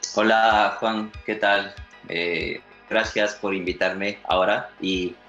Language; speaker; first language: Spanish; native; Spanish